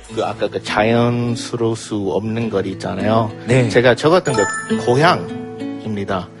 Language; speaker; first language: Korean; non-native, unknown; English